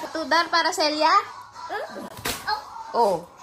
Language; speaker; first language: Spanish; non-native, learner; Filipino